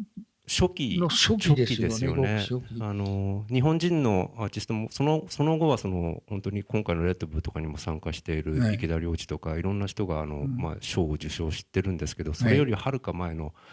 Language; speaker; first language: Japanese; native; Japanese